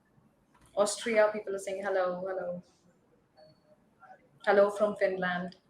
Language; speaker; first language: English; non-native, local second language; Hindi